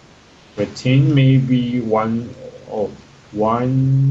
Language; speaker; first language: English; non-native, learner; Chinese